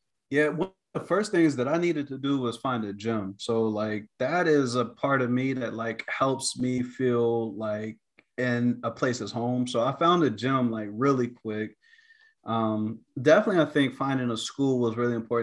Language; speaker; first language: English; native; English